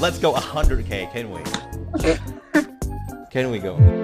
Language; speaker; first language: English; non-native, fluent; Indonesian